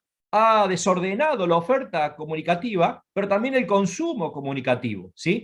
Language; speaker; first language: Spanish; native; Spanish